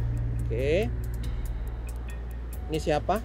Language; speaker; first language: Indonesian; native; Indonesian